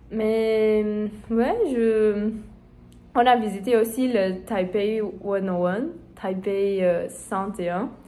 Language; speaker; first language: French; non-native, learner; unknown